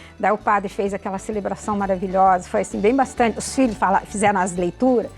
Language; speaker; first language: Portuguese; early bilingual, other home language; Italian